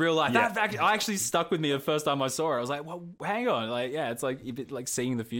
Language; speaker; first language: English; native; English